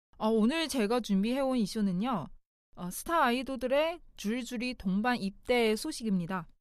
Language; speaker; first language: Korean; non-native, fluent; Chinese